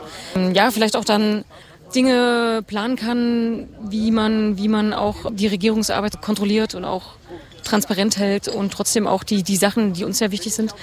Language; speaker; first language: German; native; German